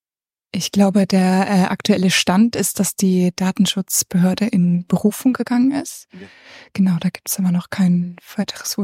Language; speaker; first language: German; native; German